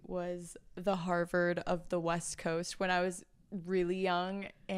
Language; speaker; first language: English; non-native, fluent; Chinese